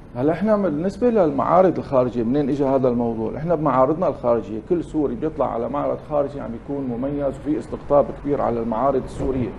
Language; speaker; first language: Arabic; native; Arabic